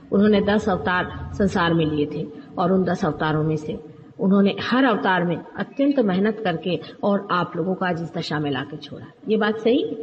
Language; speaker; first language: Hindi; native; Hindi